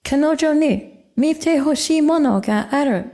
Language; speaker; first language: Japanese; non-native, fluent; English